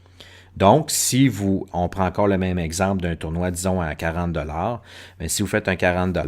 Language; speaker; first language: French; native; French